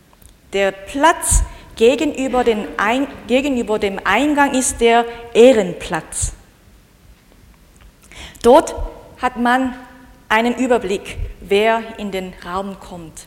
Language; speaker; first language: German; non-native, fluent; Korean